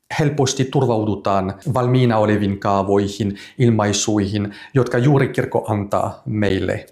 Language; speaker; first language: Finnish; non-native, fluent; French